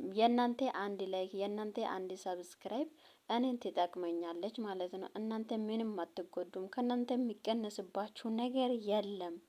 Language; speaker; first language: Amharic; non-native, local second language; Oromo